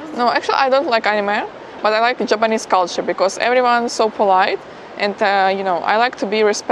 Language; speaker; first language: English; non-native, fluent; Ukrainian